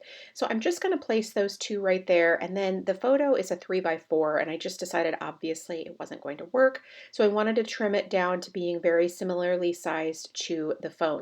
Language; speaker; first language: English; native; English